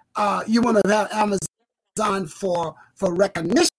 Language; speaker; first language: English; native; English